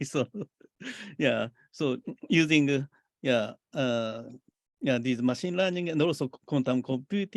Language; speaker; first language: English; non-native, fluent; Japanese